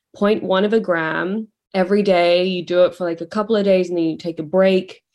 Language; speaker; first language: English; native; English